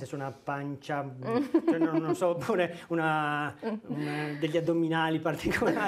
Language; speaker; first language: Italian; native; Italian